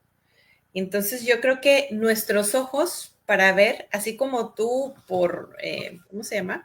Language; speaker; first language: Spanish; native; Spanish